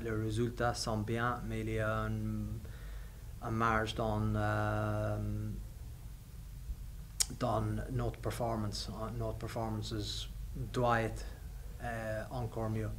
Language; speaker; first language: French; non-native, learner; English